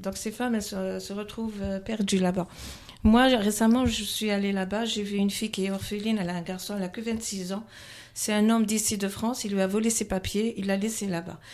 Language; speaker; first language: French; non-native, local second language; Kabyle